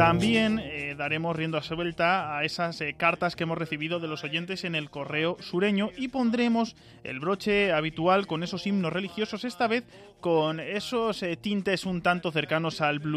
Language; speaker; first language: Spanish; native; Spanish